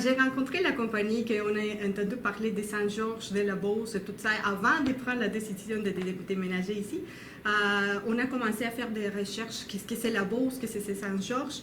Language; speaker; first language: French; non-native, learner; Spanish